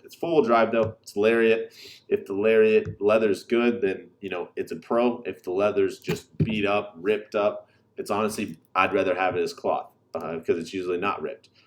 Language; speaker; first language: English; native; English